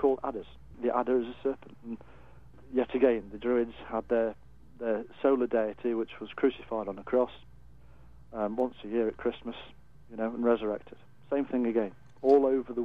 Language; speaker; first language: English; native; English